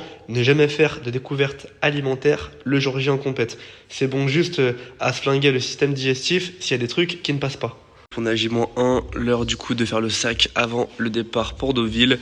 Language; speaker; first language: French; native; French